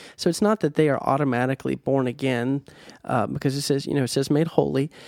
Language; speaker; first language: English; native; English